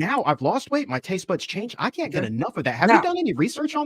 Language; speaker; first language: English; native; English